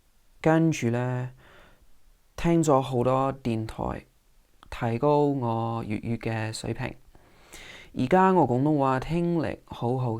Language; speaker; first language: Cantonese; non-native, learner; English